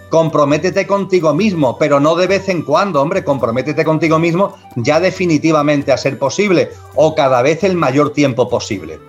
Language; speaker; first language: Spanish; native; Spanish